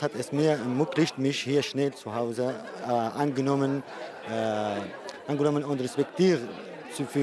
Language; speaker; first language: German; non-native, learner; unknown